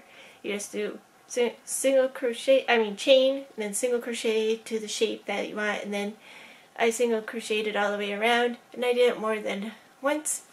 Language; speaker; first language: English; native; English